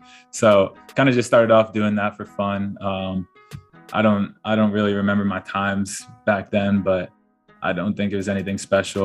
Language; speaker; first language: English; native; English